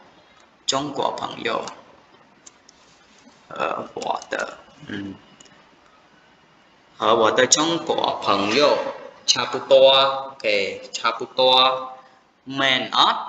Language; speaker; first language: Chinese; non-native, fluent; Khmer